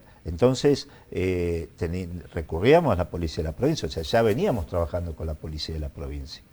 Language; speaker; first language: Spanish; native; Spanish